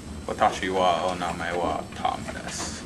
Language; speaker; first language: Japanese; non-native, learner; English